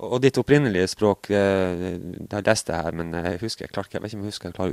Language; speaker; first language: Norwegian; native; Norwegian